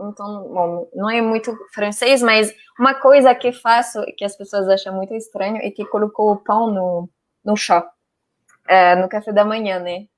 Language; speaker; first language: Portuguese; non-native, fluent; French